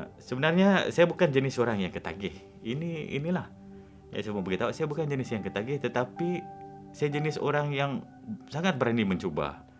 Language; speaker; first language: Malay; non-native, local second language; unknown